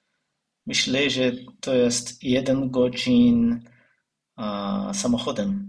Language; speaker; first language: Polish; non-native, learner; Portuguese